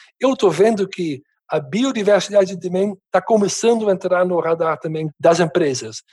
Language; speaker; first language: Portuguese; non-native, fluent; Dutch